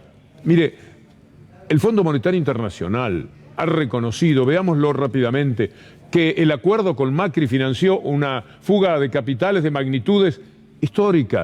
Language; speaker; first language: Spanish; native; Spanish